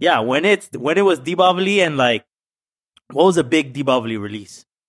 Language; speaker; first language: English; early bilingual, other home language; Tamil